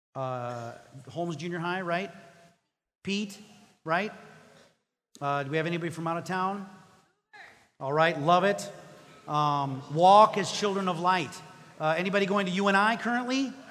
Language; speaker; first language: English; non-native, fluent; Spanish